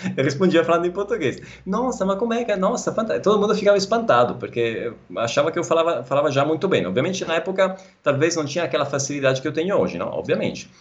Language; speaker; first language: Portuguese; non-native, fluent; Italian